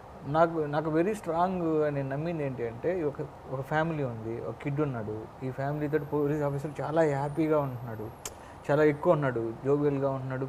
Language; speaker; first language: Telugu; native; Telugu